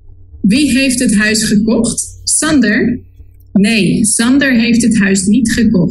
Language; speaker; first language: Dutch; non-native, learner; Spanish